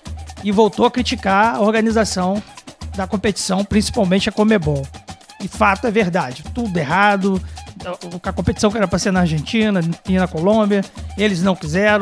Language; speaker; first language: Portuguese; native; Portuguese